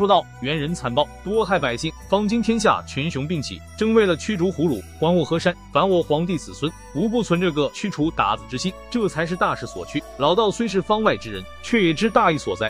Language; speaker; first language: Chinese; native; Chinese